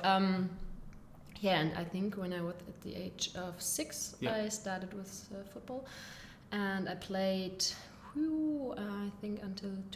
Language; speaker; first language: English; non-native, learner; German